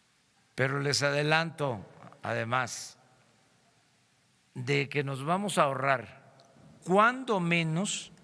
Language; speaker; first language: Spanish; native; Spanish